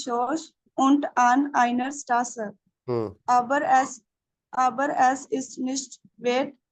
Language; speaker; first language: German; non-native, learner; Hindi